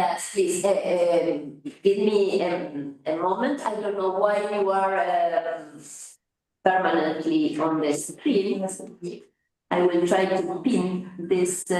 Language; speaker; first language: English; non-native, fluent; Spanish